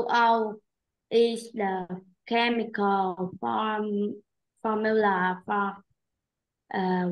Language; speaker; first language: English; non-native, learner; Vietnamese